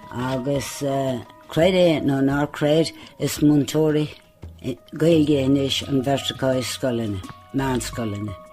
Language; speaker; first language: Irish; non-native, local second language; English